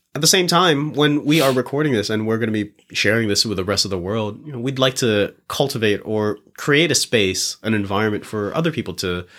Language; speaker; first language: English; early bilingual, other home language; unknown